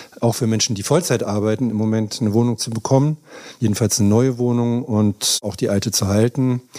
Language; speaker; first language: German; native; German